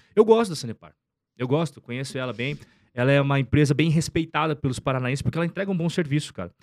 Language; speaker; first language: Portuguese; native; Portuguese